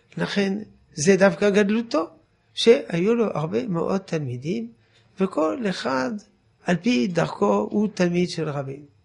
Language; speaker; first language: Hebrew; non-native, fluent; French